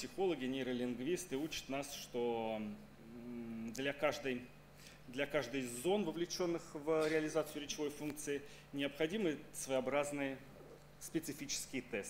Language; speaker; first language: Russian; native; Russian